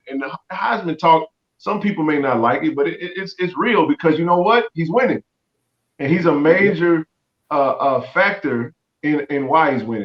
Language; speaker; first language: English; native; English